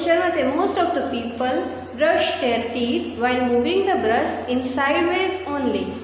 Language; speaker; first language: English; non-native, local second language; Gujarati